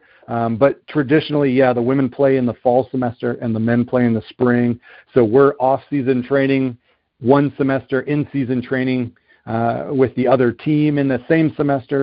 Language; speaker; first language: English; native; English